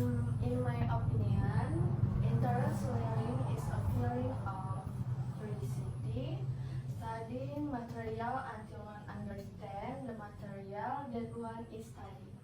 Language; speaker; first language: English; non-native, learner; Indonesian